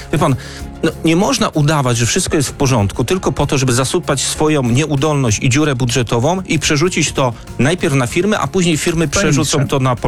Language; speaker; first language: Polish; native; Polish